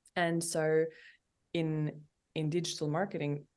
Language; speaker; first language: English; non-native, fluent; Norwegian